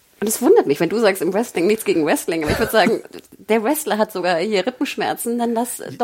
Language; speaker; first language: German; native; German